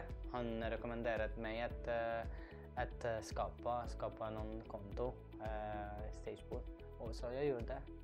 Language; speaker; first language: Swedish; non-native, learner; Arabic